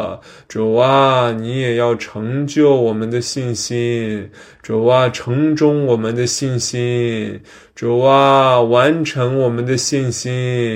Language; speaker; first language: Chinese; native; Chinese